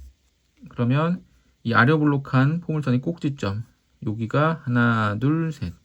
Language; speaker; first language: Korean; native; Korean